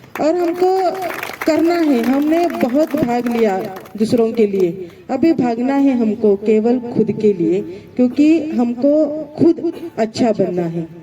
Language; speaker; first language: Hindi; non-native, local second language; Marathi